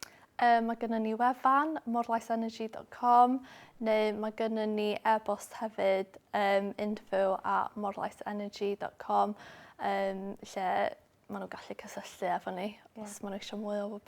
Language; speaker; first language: Welsh; non-native, local second language; English